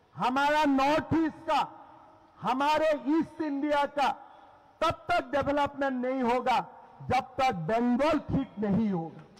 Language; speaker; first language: Hindi; non-native, local second language; Assamese